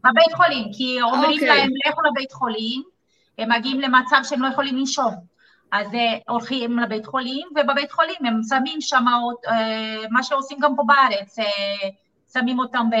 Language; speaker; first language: Hebrew; non-native, fluent; Portuguese